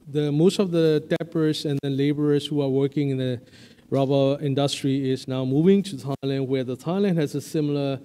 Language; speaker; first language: English; non-native, fluent; Burmese